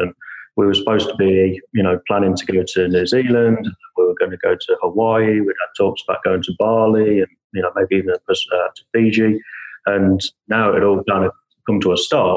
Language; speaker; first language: English; native; English